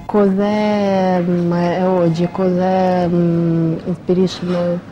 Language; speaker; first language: Italian; non-native, learner; Russian